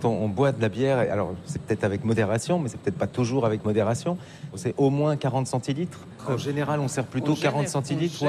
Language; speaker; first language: French; native; French